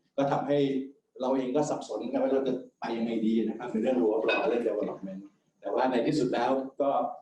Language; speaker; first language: Thai; native; Thai